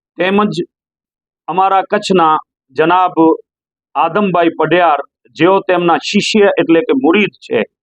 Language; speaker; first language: Gujarati; native; Gujarati